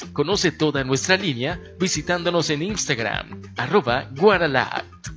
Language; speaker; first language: Spanish; native; Spanish